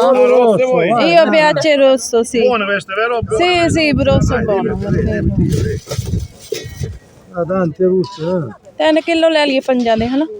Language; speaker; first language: Italian; non-native, learner; Punjabi